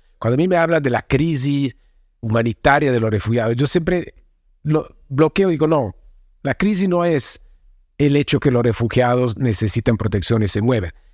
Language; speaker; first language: Spanish; non-native, fluent; Italian